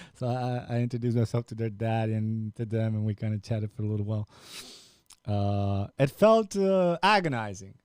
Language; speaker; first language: English; non-native, fluent; Romanian